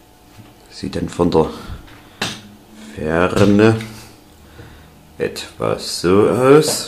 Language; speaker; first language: German; native; German